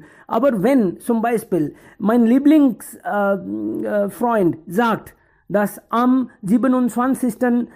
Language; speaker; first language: German; non-native, learner; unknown